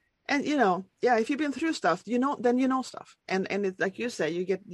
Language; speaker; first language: English; non-native, fluent; Swedish